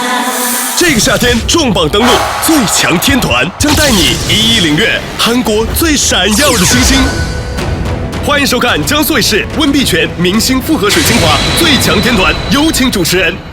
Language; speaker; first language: Chinese; native; Chinese